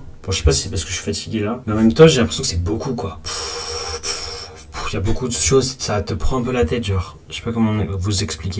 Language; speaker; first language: French; native; French